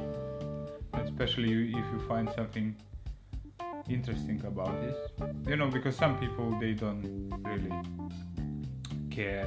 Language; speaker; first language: English; non-native, fluent; Lithuanian